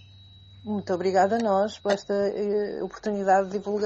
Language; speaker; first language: Portuguese; native; Portuguese